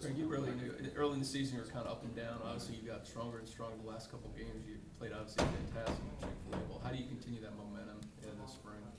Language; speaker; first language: English; native; English